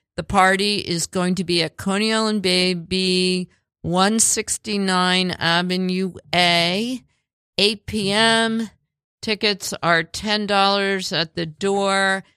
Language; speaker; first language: English; native; English